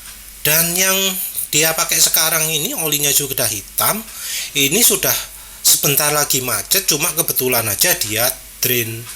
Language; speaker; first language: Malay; non-native, local second language; Javanese